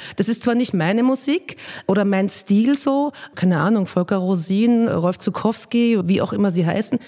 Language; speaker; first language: German; native; German